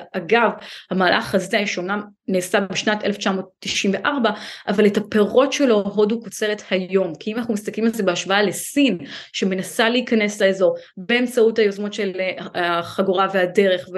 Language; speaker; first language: Hebrew; early bilingual, other home language; Hindi